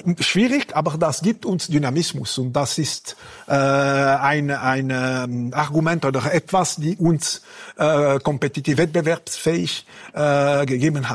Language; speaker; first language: German; non-native, local second language; French